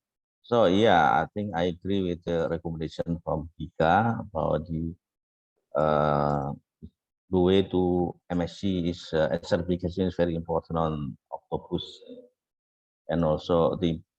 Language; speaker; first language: English; non-native, fluent; Indonesian